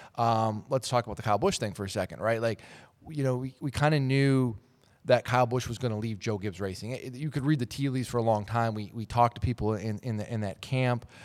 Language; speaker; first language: English; native; English